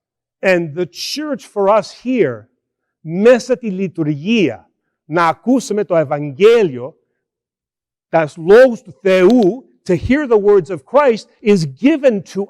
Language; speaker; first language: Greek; early bilingual, heritage; Greek